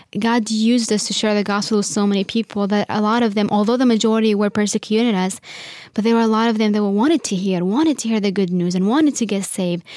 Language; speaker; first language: English; non-native, fluent; Arabic